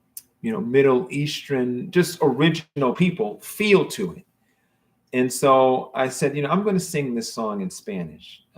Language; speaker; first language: English; native; English